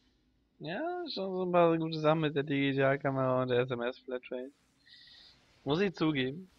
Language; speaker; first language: German; native; German